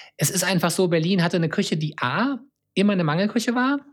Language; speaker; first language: German; native; German